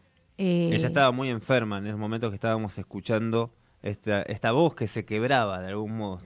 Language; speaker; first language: Spanish; native; Spanish